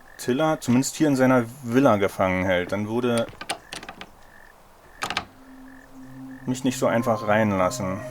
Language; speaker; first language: German; native; German